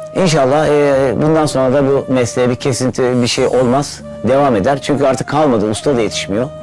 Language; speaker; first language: Turkish; native; Turkish